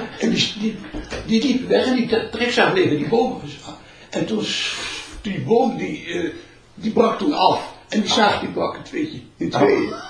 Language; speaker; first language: Dutch; early bilingual, other home language; Malay